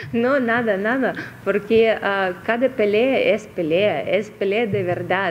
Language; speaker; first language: Spanish; non-native, fluent; Russian